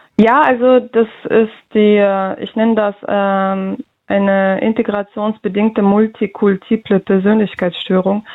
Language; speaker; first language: German; early bilingual, other home language; Russian